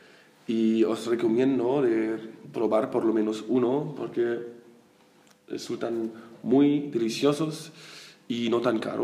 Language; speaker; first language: Spanish; non-native, fluent; German